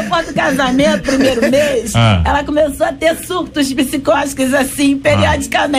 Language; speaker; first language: Portuguese; native; Portuguese